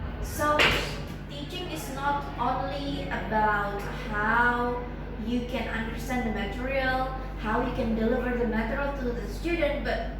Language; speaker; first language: English; non-native, fluent; Indonesian